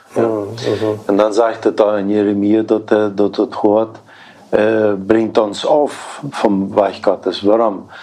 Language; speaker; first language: German; early bilingual, heritage; Plautdietsch